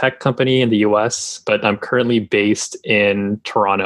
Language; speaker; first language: English; non-native, local second language; Filipino